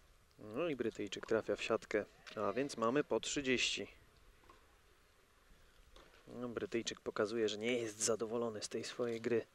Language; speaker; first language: Polish; native; Polish